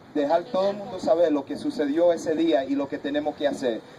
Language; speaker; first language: Spanish; early bilingual, heritage; Spanish